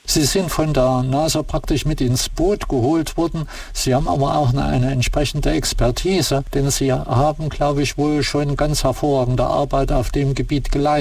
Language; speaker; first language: German; native; German